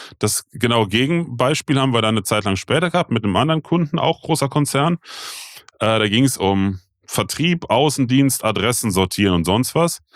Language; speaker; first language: German; native; German